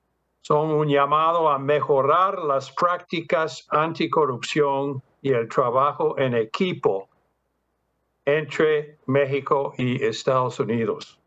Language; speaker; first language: Spanish; non-native, fluent; English